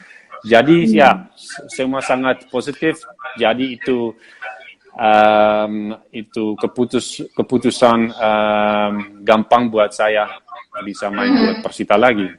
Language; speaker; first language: Indonesian; non-native, fluent; Dutch